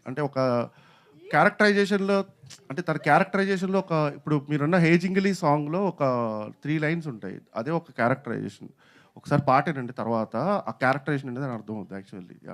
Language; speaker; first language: Telugu; native; Telugu